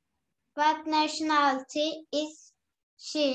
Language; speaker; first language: English; non-native, learner; Turkish